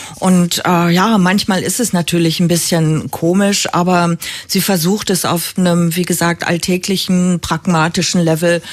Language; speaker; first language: German; native; German